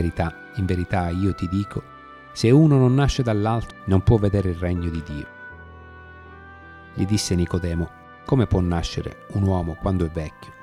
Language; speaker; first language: Italian; native; Italian